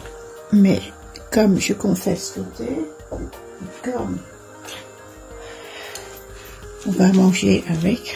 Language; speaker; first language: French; non-native, fluent; Vietnamese